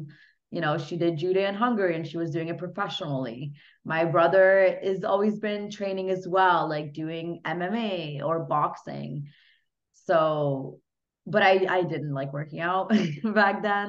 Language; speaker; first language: English; non-native, fluent; Hungarian